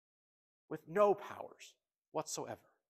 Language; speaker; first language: English; native; English